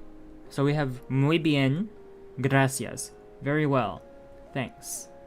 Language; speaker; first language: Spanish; non-native, learner; English